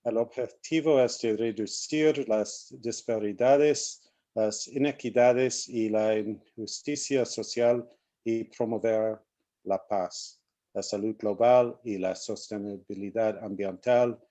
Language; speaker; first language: Spanish; non-native, learner; English